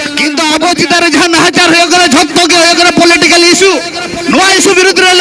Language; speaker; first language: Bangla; non-native, local second language; Santali